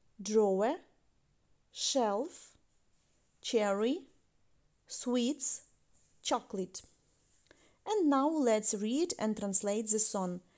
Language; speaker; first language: English; non-native, fluent; Ukrainian